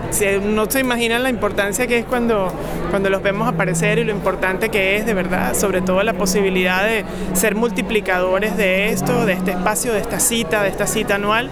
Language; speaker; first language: Spanish; native; Spanish